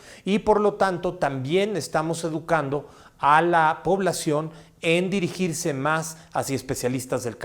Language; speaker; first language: Spanish; native; Spanish